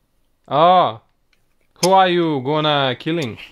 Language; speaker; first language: English; non-native, learner; Russian